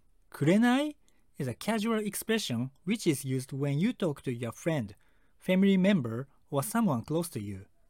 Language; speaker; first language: English; non-native, fluent; Japanese